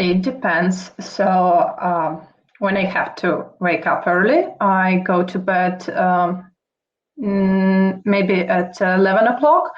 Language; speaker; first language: English; non-native, fluent; Russian